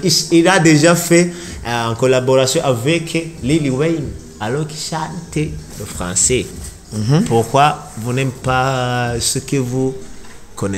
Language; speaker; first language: French; non-native, learner; Rundi